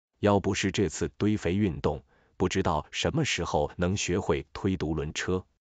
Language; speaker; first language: Chinese; native; Chinese